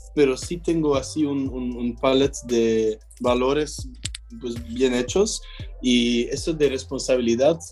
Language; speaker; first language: Spanish; non-native, fluent; French